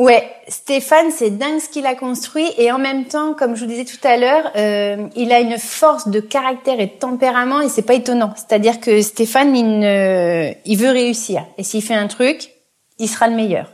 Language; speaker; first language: French; native; French